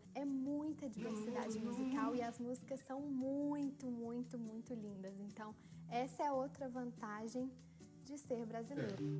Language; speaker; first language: Portuguese; native; Portuguese